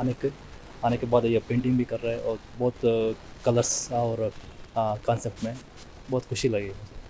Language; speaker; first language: Hindi; non-native, local second language; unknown